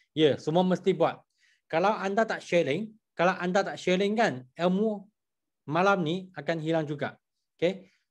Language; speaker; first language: Malay; non-native, local second language; Chinese